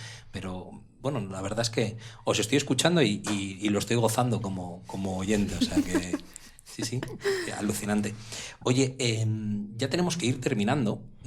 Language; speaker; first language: Spanish; native; Spanish